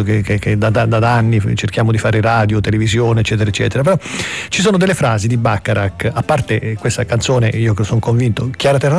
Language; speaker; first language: Italian; native; Italian